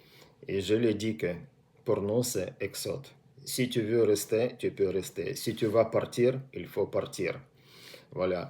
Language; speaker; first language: French; non-native, learner; Russian